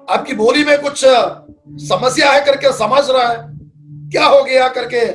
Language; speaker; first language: Hindi; non-native, local second language; Malayalam